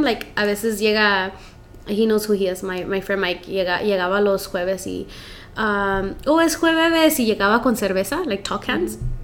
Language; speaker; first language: Spanish; early bilingual, heritage; Spanish